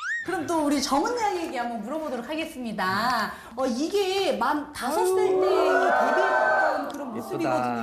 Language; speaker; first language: Korean; native; Korean